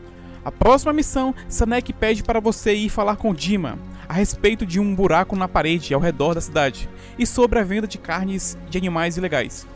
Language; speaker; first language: Portuguese; native; Portuguese